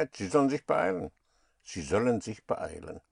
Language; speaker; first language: German; non-native, fluent; English